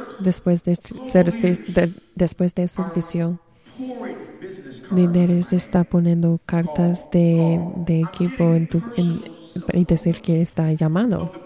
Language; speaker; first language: Spanish; non-native, learner; English